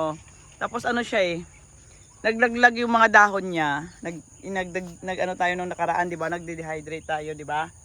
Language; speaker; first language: Filipino; native; Filipino